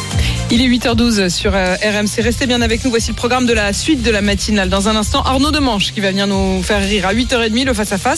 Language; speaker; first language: French; native; French